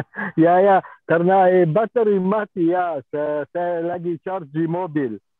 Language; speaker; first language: Indonesian; non-native, fluent; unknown